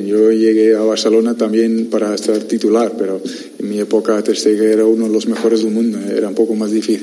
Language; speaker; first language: Spanish; non-native, learner; Dutch